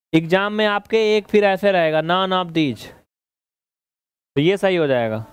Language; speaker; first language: Hindi; native; Hindi